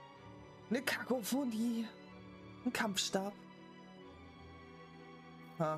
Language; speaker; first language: German; native; German